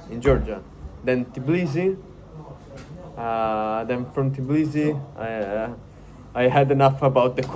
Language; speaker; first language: English; non-native, fluent; Italian